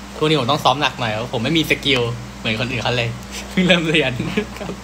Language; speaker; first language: Thai; early bilingual, heritage; Thai